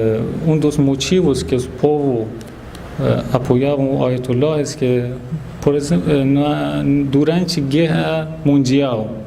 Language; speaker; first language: Portuguese; non-native, fluent; Persian